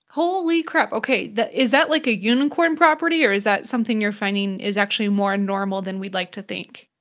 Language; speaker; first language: English; native; English